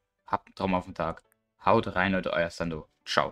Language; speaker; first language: German; native; German